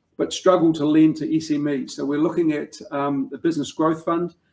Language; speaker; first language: English; native; English